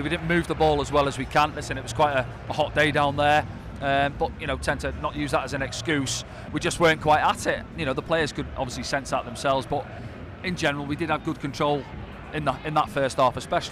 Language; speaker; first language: English; native; English